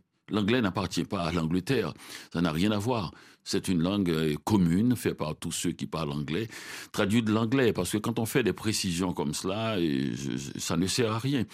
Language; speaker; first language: French; non-native, local second language; Haitian Creole